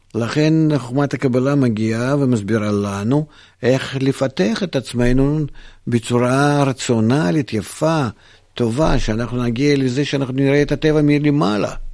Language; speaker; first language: Hebrew; non-native, fluent; Russian